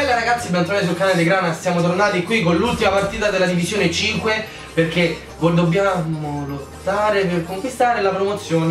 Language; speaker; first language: Italian; native; Italian